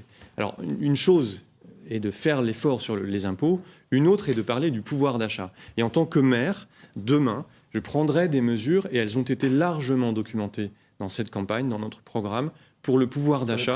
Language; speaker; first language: French; native; French